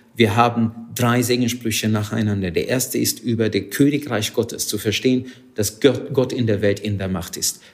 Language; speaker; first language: German; non-native, fluent; Hungarian